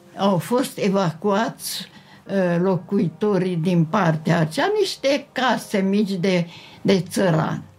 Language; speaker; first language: Romanian; non-native, local second language; Hungarian